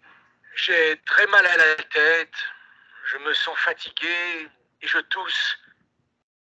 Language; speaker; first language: French; non-native, learner; Spanish